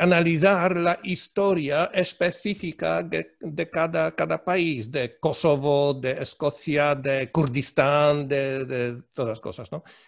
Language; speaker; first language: Spanish; non-native, fluent; Polish